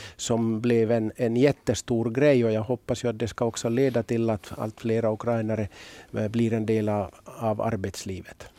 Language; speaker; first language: Swedish; native; Swedish